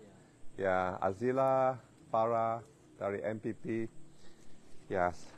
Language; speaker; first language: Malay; non-native, local second language; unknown